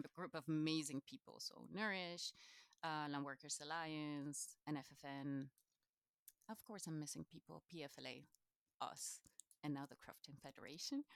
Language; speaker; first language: English; non-native, fluent; Spanish